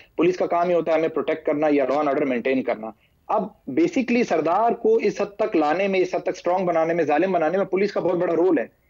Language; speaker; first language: Urdu; non-native, local second language; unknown